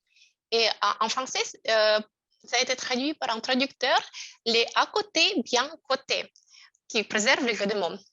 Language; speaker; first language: French; non-native, fluent; Russian